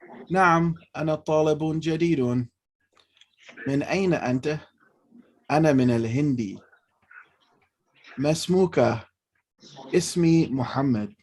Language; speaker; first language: Arabic; non-native, fluent; English